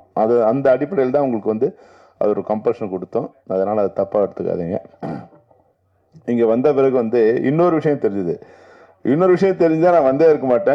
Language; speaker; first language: Tamil; native; Tamil